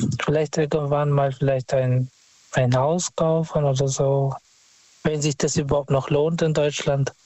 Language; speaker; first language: German; non-native, fluent; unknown